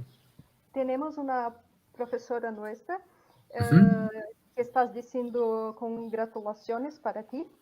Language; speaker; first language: Spanish; non-native, fluent; Portuguese